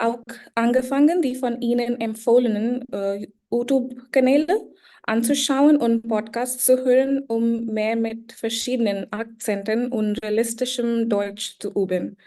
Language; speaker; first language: German; non-native, learner; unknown